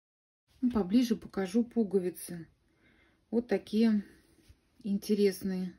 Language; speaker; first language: Russian; native; Russian